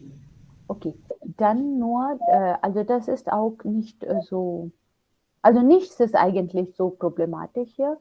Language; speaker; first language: German; non-native, fluent; Hindi